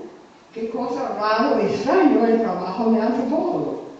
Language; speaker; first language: Spanish; non-native, fluent; English